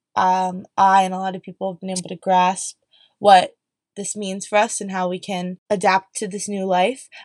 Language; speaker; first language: English; native; English